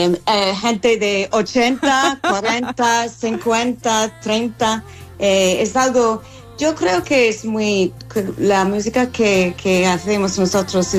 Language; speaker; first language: Spanish; non-native, fluent; English